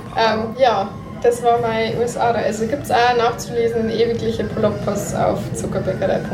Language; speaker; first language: German; native; German